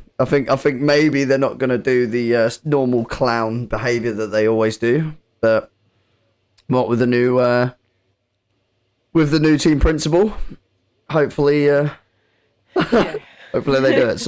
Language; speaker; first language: English; native; English